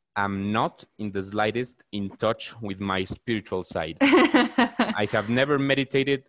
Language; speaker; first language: English; non-native, fluent; Spanish